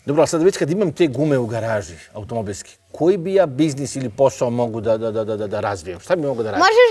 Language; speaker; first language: Serbian; native; Serbian